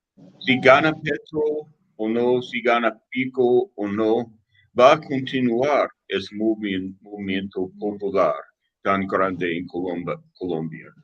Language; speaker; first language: Spanish; non-native, fluent; English